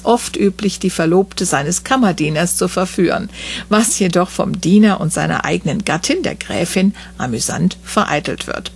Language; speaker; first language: German; native; German